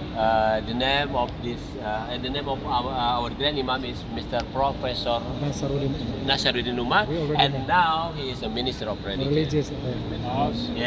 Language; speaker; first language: English; non-native, fluent; Indonesian